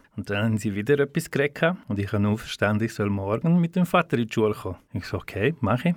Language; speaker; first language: German; non-native, fluent; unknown